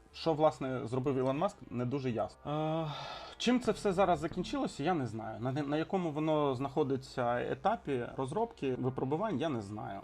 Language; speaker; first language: Ukrainian; non-native, local second language; Russian